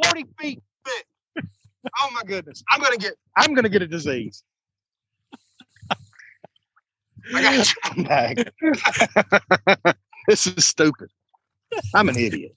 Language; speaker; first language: English; native; English